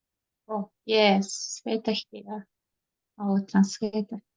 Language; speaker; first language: English; non-native, learner; Russian